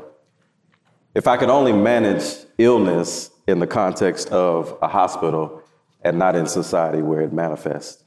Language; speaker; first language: English; native; English